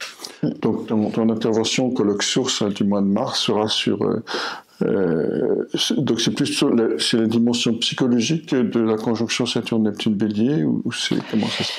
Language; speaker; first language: French; native; French